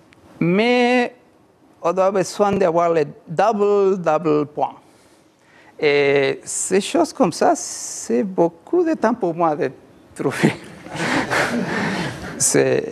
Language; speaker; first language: French; non-native, learner; Spanish